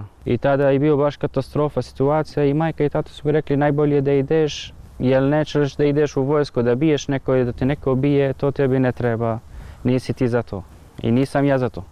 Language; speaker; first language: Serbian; non-native, learner; Arabic